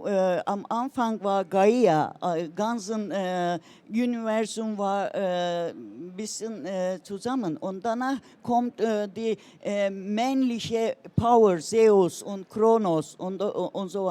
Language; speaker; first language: German; non-native, learner; Turkish